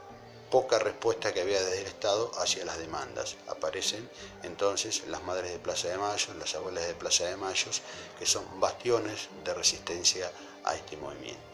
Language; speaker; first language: Spanish; native; Spanish